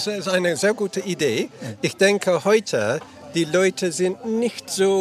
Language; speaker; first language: German; non-native, learner; English